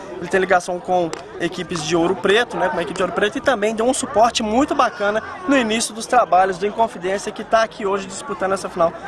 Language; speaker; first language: Portuguese; native; Portuguese